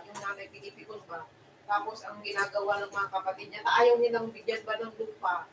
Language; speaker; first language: Filipino; native; Filipino